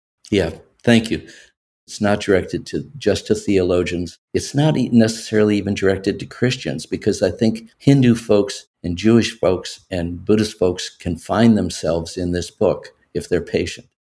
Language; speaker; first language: English; native; English